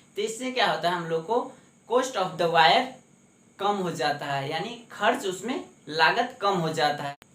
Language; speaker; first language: Hindi; native; Hindi